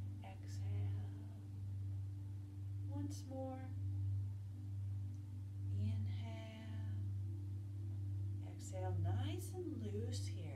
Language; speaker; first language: English; native; English